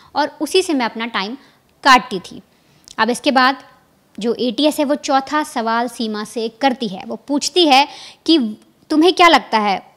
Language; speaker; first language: Hindi; native; Hindi